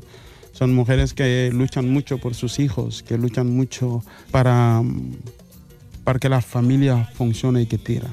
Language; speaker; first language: Spanish; non-native, fluent; Wolof